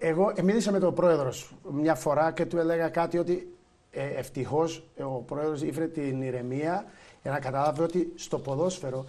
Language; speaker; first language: Greek; non-native, fluent; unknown